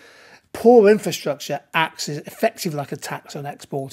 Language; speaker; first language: English; native; English